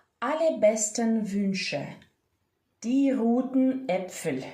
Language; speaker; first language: German; non-native, fluent; Ukrainian